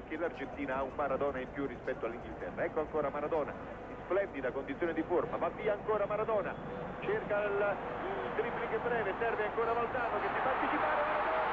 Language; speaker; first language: Italian; native; Italian